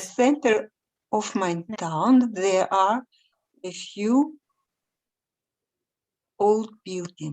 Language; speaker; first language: English; non-native, learner; Russian